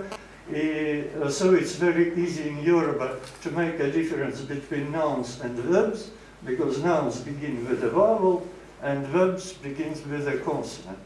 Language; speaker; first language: English; non-native, fluent; Russian